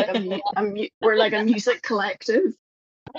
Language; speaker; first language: English; native; English